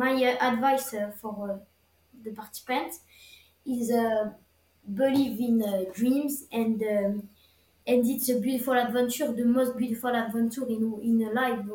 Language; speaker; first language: English; non-native, learner; French